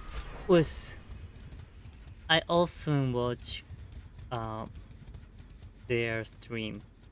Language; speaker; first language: English; non-native, learner; Japanese